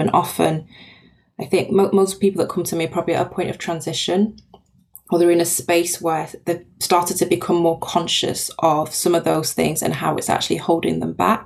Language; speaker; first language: English; native; English